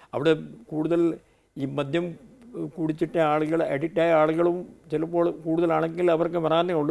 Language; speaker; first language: Malayalam; non-native, fluent; Hindi